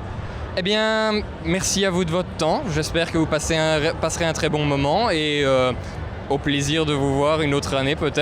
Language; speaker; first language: French; native; French